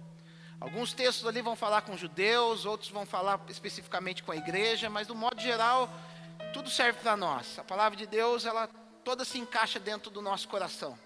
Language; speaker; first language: Portuguese; native; Portuguese